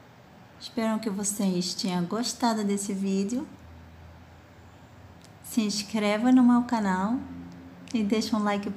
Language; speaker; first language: Portuguese; non-native, fluent; Arabic